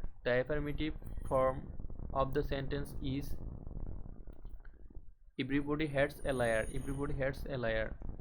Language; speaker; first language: English; non-native, local second language; Bangla